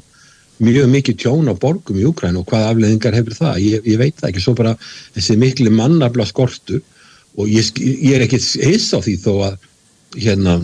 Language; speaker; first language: Icelandic; native; Icelandic